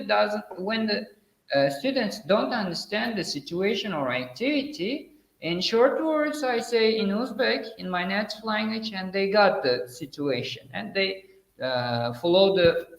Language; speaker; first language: English; non-native, fluent; Uzbek